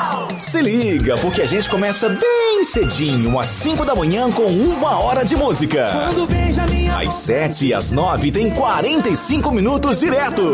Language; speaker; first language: Portuguese; native; Portuguese